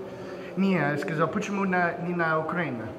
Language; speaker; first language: Russian; non-native, learner; English